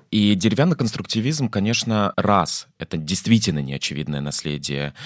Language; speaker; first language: Russian; native; Russian